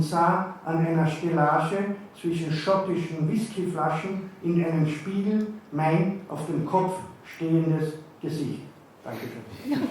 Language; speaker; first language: German; native; German